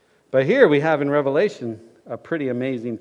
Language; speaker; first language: English; native; English